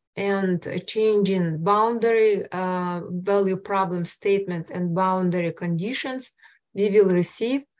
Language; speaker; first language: English; non-native, fluent; Russian